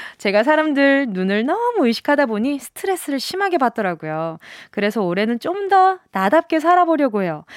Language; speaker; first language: Korean; native; Korean